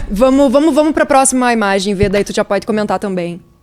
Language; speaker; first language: Portuguese; native; Portuguese